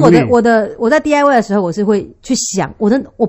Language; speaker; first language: Chinese; native; Chinese